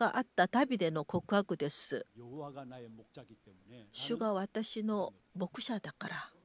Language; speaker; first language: Japanese; non-native, fluent; Korean